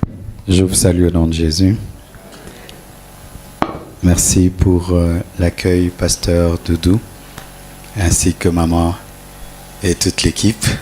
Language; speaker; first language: French; non-native, local second language; Lingala